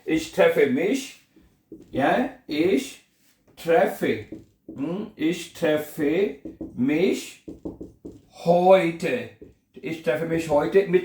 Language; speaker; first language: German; non-native, fluent; Urdu